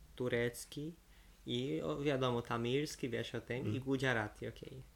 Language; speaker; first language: Polish; non-native, fluent; Portuguese